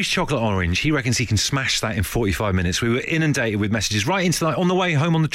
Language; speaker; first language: English; native; English